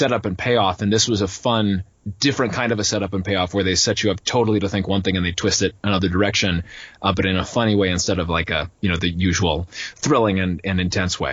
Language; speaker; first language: English; native; English